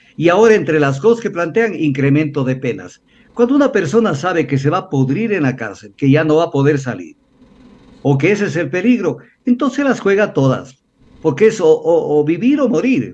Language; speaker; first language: Spanish; native; Spanish